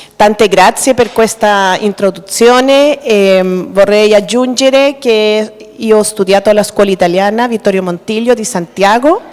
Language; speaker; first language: Italian; early bilingual, other home language; Spanish